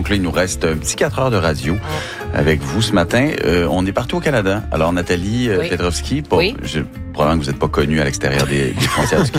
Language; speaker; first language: French; native; French